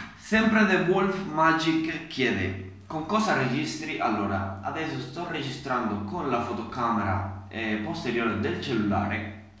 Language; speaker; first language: Italian; early bilingual, other home language; Spanish